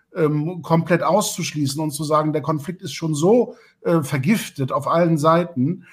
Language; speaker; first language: German; native; German